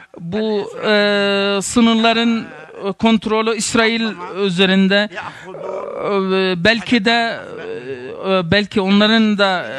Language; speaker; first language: Turkish; non-native, fluent; Arabic